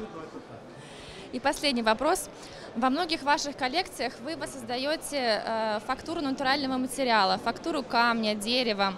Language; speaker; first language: Russian; native; Russian